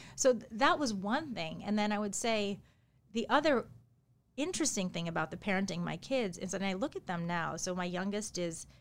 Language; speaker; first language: English; early bilingual, other home language; Japanese